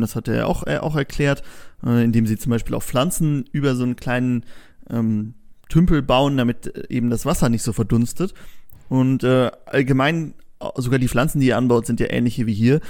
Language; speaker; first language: German; native; German